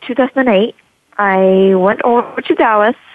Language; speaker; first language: English; non-native, fluent; Norwegian